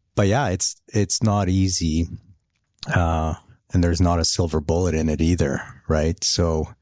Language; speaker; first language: English; early bilingual, other home language; Polish